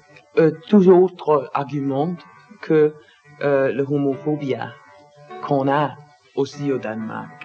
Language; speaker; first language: French; non-native, learner; Danish